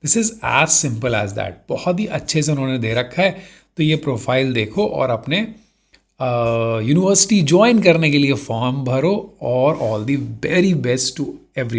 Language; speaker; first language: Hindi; native; Hindi